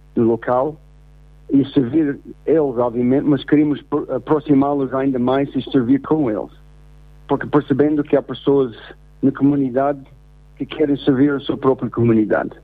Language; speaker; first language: Portuguese; non-native, fluent; English